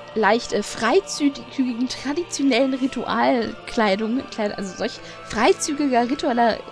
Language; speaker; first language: German; native; German